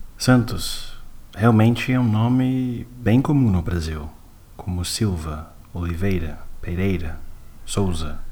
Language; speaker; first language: Portuguese; non-native, fluent; English